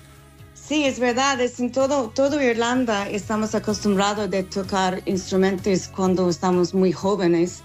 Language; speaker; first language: Spanish; non-native, learner; English